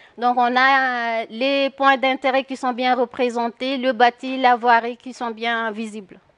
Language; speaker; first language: French; non-native, local second language; Wolof